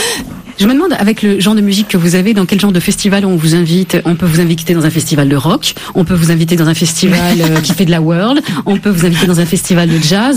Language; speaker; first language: French; native; French